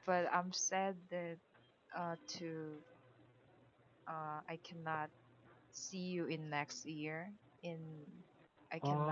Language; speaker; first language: English; non-native, learner; Korean